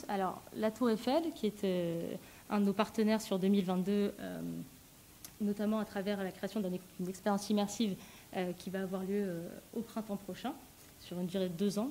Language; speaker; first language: French; native; French